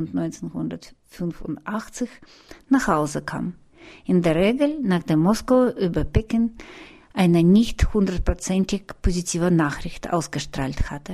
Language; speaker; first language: German; non-native, fluent; Russian